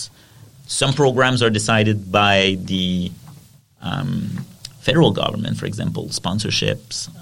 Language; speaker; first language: English; non-native, fluent; French